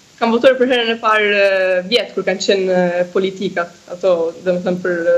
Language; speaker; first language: Albanian; early bilingual, heritage; Albanian